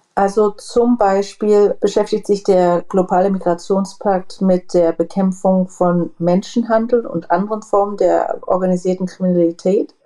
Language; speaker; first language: German; native; German